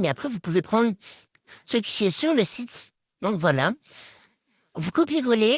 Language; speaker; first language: French; native; French